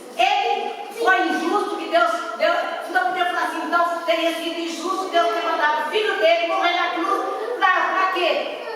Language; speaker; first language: Portuguese; native; Portuguese